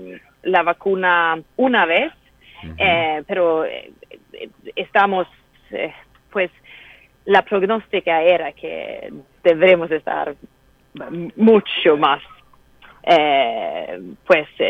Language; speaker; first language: Spanish; non-native, fluent; Swedish